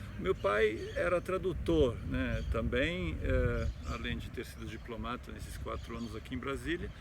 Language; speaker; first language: Portuguese; non-native, fluent; Serbian